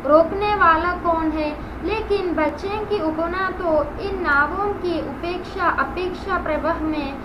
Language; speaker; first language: Hindi; non-native, local second language; Telugu